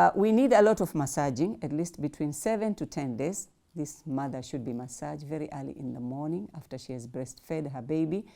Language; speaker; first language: English; non-native, local second language; Swahili